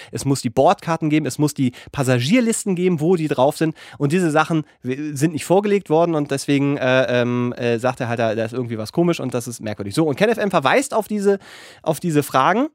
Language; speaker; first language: German; native; German